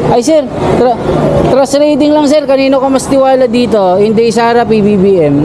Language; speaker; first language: Filipino; native; Filipino